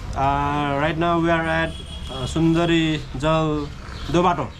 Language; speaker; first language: English; non-native, fluent; Nepali